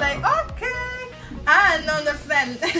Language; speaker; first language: English; non-native, learner; Spanish